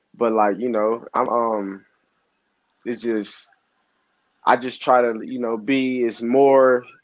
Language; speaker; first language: English; native; English